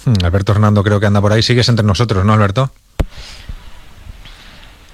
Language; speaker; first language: Spanish; native; Spanish